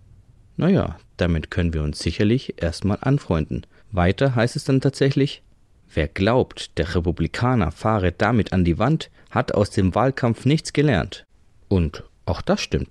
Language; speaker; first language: German; native; German